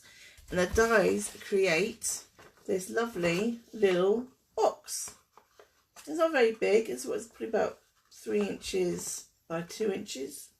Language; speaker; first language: English; native; English